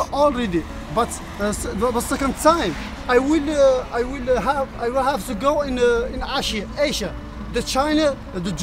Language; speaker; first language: English; non-native, learner; Arabic